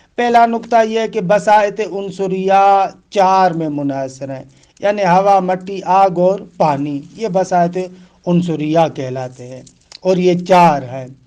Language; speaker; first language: Urdu; native; Urdu